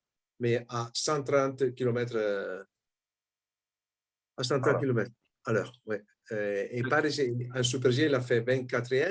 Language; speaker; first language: French; non-native, fluent; Italian